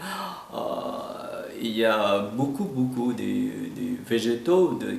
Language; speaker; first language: French; non-native, fluent; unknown